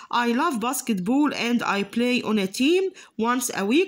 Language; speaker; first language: English; non-native, fluent; Arabic